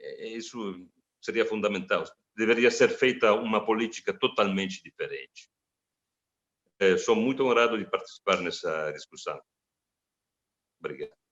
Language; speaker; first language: Portuguese; non-native, fluent; Italian